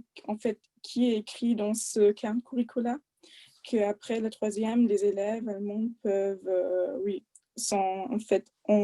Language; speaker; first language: French; non-native, fluent; German